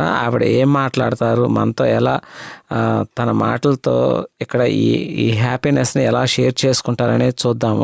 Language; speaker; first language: Telugu; native; Telugu